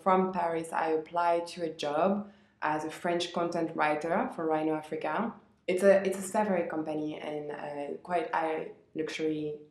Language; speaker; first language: English; non-native, fluent; French